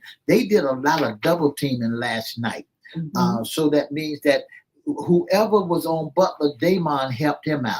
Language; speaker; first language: English; native; English